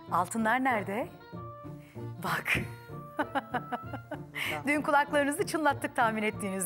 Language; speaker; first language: Turkish; native; Turkish